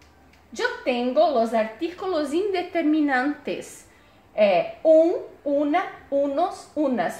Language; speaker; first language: Spanish; non-native, fluent; Portuguese